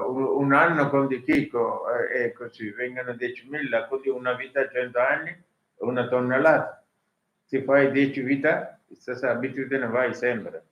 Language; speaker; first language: Italian; non-native, learner; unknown